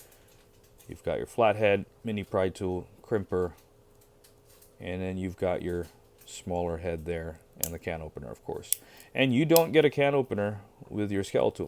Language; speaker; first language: English; native; English